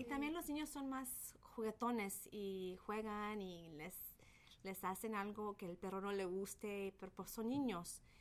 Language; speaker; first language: Spanish; early bilingual, heritage; Spanish